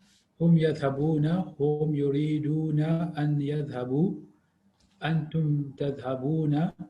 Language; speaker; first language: Arabic; non-native, learner; English